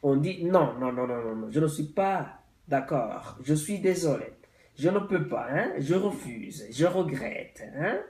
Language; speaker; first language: French; non-native, local second language; Rundi